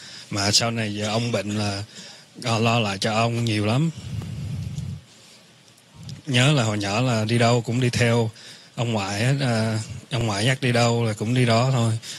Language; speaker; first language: Vietnamese; early bilingual, heritage; Vietnamese